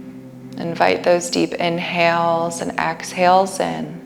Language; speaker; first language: English; native; English